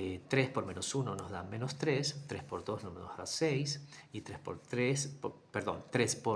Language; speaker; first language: Spanish; native; Spanish